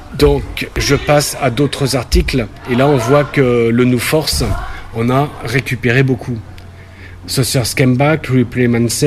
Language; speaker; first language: French; native; French